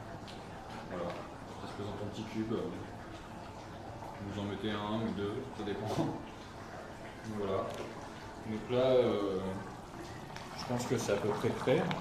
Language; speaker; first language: French; native; French